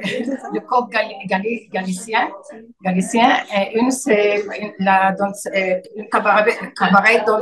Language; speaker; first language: French; non-native, learner; Hebrew